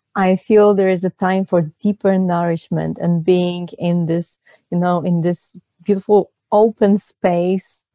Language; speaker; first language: English; non-native, fluent; Polish